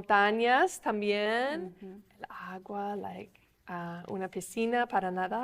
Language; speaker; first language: Spanish; non-native, fluent; English